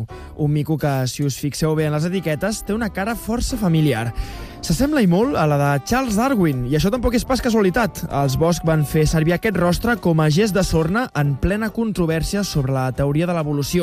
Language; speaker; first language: Catalan; native; Catalan